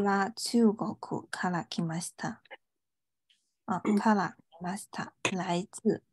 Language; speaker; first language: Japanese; non-native, fluent; Chinese